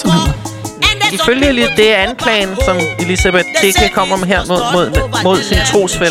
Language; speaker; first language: Danish; native; Danish